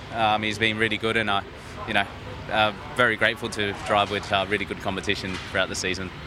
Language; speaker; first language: English; native; English